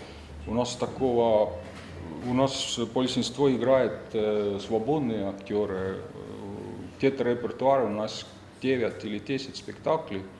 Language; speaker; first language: Russian; non-native, fluent; Estonian